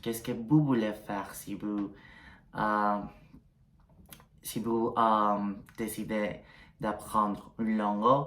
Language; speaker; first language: French; non-native, learner; Spanish